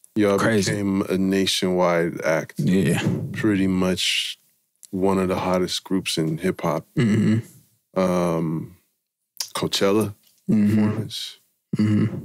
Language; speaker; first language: English; native; English